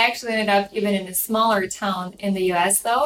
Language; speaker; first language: English; non-native, fluent; Ukrainian